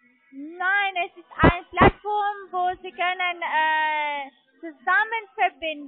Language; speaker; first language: German; non-native, learner; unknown